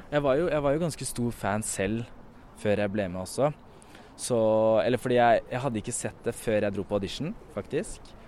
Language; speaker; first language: Norwegian; native; Norwegian